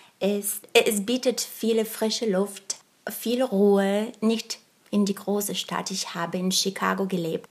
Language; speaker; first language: German; early bilingual, other home language; Bulgarian